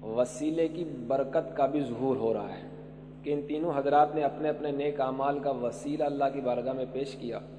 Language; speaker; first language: Urdu; native; Urdu